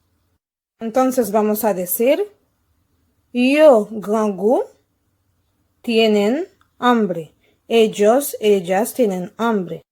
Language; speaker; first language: Spanish; non-native, fluent; Haitian Creole